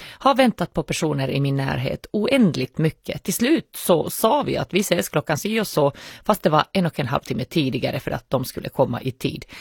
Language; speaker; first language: Swedish; native; Swedish